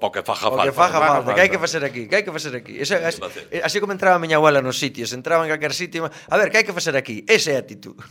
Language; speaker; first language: Galician; native; Galician